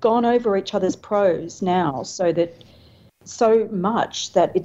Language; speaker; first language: English; native; English